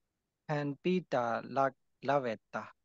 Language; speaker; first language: Finnish; non-native, learner; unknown